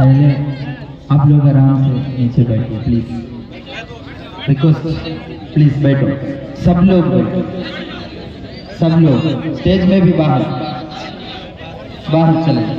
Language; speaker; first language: Hindi; non-native, local second language; Malayalam